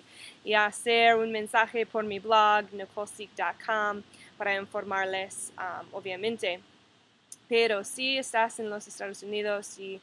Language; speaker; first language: Spanish; non-native, fluent; English